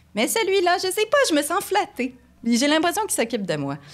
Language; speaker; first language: French; native; French